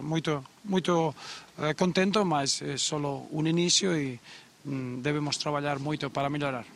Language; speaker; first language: Portuguese; non-native, learner; Spanish